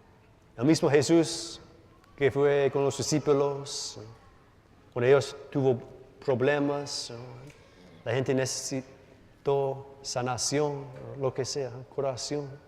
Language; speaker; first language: Spanish; non-native, learner; English